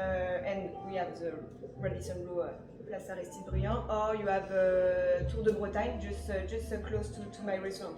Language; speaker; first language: English; non-native, learner; French